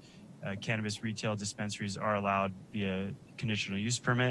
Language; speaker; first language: English; native; English